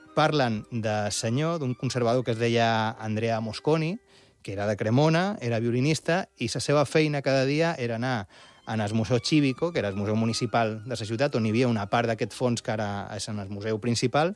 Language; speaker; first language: Catalan; native; Catalan